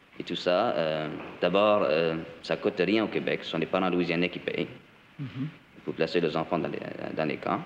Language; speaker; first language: French; native; French